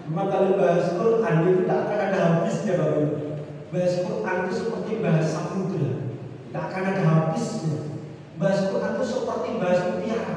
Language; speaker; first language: Indonesian; non-native, local second language; Javanese